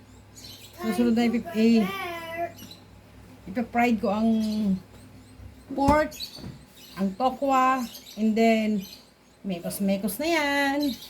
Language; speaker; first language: Filipino; native; Filipino